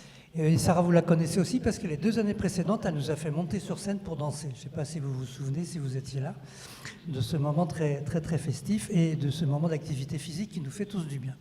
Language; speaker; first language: French; native; French